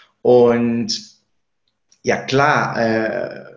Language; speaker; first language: German; non-native, fluent; Spanish